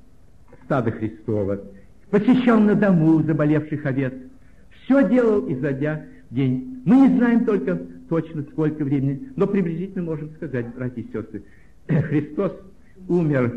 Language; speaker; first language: Russian; native; Russian